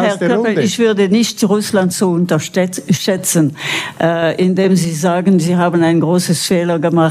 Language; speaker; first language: German; non-native, local second language; French